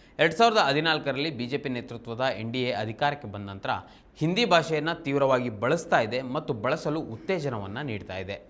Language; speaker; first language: Kannada; native; Kannada